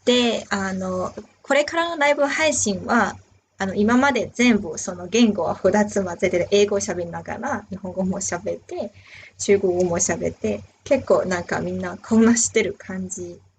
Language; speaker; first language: Japanese; non-native, fluent; Chinese